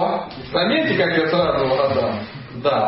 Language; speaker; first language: Russian; native; Russian